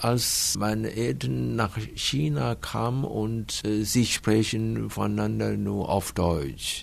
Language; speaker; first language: German; non-native, fluent; Chinese